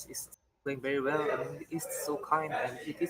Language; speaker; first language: English; non-native, learner; Korean